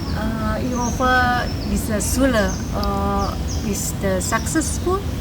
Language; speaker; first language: German; non-native, learner; Indonesian